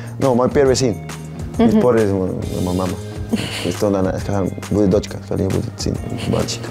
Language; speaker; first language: Russian; non-native, learner; Spanish